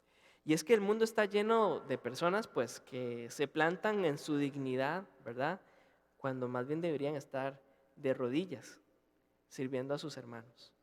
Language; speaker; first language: Spanish; native; Spanish